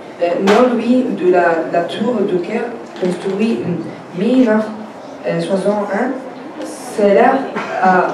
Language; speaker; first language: French; non-native, learner; Arabic